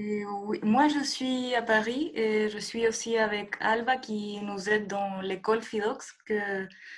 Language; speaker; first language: French; non-native, fluent; Spanish